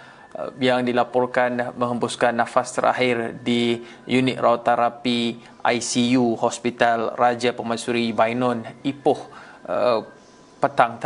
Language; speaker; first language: Malay; native; Malay